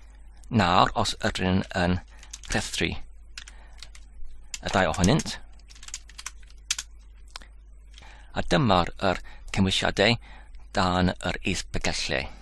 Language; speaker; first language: Welsh; non-native, learner; Polish